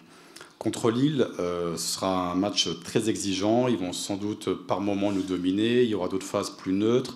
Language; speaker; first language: French; native; French